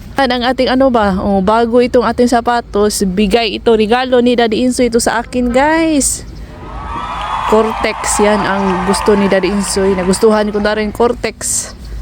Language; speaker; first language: Filipino; non-native, local second language; Cebuano